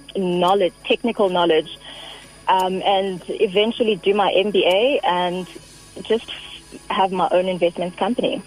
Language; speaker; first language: English; non-native, local second language; Xhosa